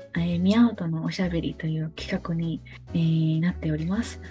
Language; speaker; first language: Japanese; non-native, fluent; Burmese